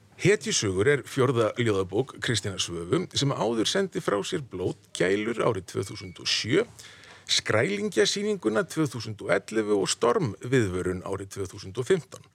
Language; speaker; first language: Icelandic; native; Icelandic